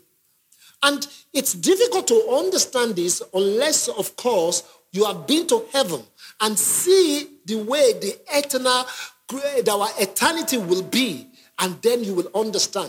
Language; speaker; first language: English; non-native, local second language; Yoruba